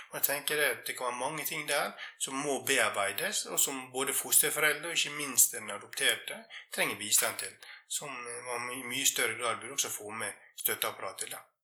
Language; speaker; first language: Norwegian; native; Norwegian